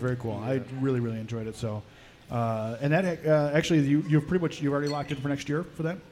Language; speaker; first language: English; native; English